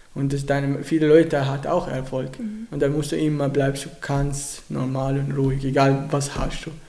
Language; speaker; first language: German; non-native, learner; Arabic